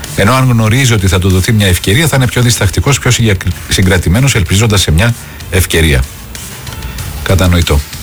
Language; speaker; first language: Greek; native; Greek